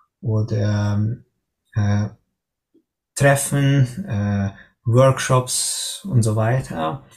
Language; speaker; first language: German; non-native, learner; Hungarian